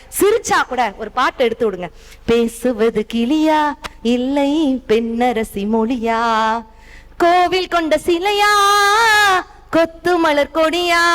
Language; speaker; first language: Tamil; native; Tamil